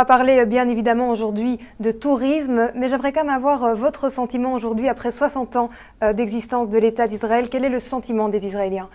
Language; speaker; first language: French; native; French